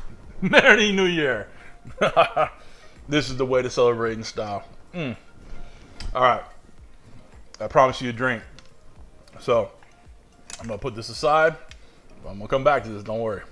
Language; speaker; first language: English; native; English